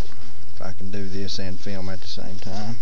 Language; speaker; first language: English; native; English